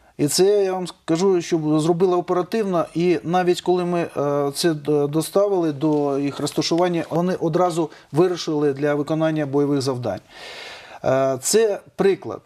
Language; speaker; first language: Ukrainian; non-native, local second language; Russian